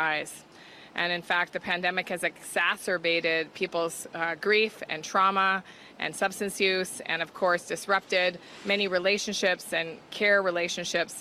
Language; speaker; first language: English; native; English